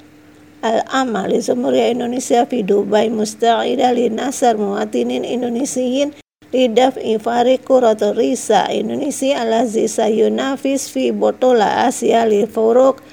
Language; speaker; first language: Arabic; non-native, fluent; Indonesian